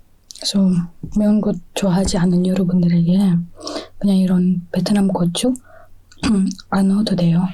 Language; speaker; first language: Korean; non-native, fluent; Indonesian